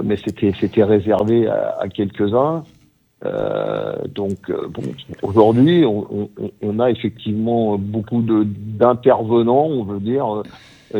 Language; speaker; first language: French; native; French